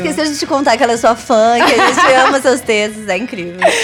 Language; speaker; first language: Portuguese; native; Portuguese